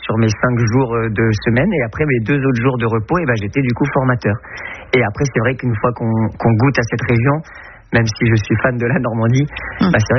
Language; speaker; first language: French; native; French